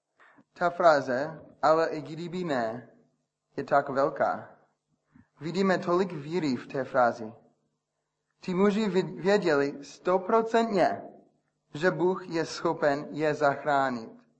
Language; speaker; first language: Czech; non-native, fluent; English